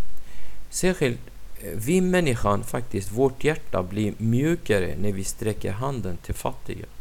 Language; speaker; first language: Swedish; non-native, fluent; Arabic